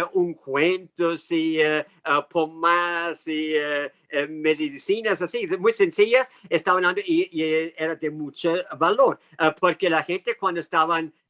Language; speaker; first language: Spanish; non-native, fluent; English